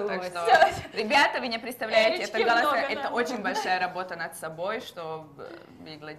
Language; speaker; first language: Russian; non-native, learner; Hungarian